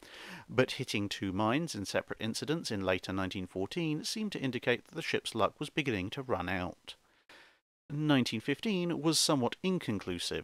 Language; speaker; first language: English; native; English